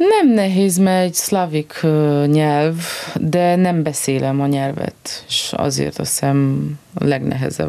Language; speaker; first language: Hungarian; non-native, fluent; Romanian